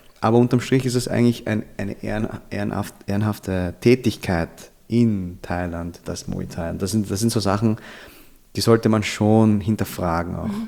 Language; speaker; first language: German; early bilingual, other home language; Filipino